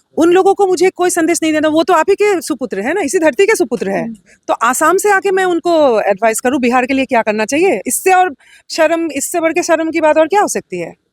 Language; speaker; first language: Hindi; non-native, local second language; Assamese